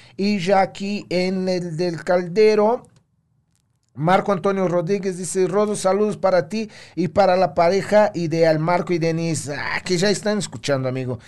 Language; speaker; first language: Spanish; non-native, fluent; Portuguese